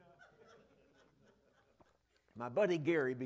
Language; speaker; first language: English; native; English